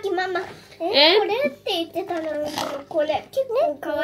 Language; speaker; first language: Japanese; native; Japanese